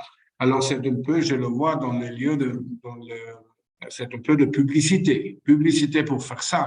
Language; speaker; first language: French; non-native, fluent; Spanish